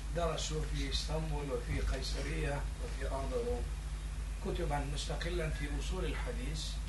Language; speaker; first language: Arabic; non-native, fluent; Turkish